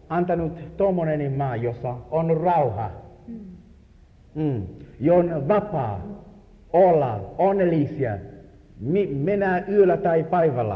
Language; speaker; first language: Finnish; non-native, learner; Swahili